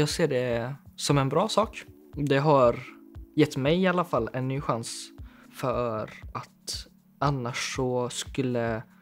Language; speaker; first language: Swedish; early bilingual, other home language; Chinese